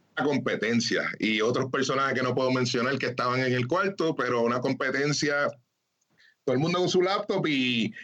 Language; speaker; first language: Spanish; early bilingual, heritage; Spanish